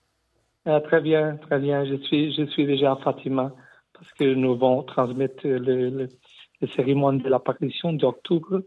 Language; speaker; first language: French; non-native, learner; Portuguese